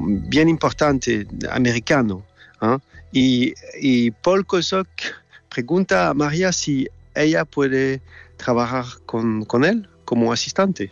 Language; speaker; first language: Spanish; non-native, fluent; French